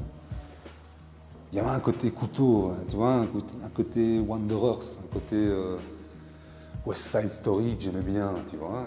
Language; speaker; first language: French; native; French